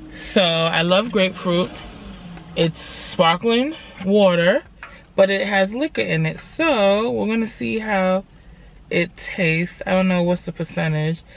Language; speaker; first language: English; native; English